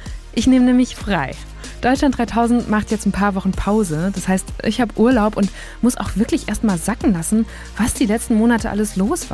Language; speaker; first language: German; native; German